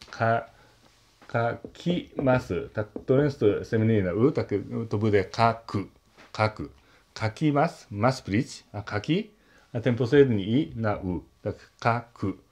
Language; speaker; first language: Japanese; non-native, learner; Czech